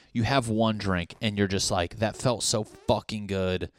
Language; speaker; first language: English; native; English